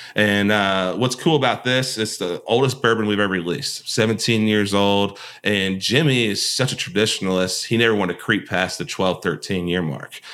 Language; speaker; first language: English; native; English